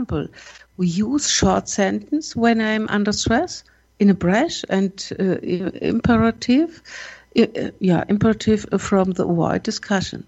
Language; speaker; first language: English; non-native, learner; German